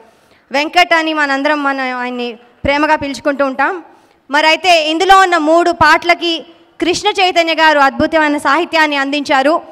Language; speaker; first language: Telugu; native; Telugu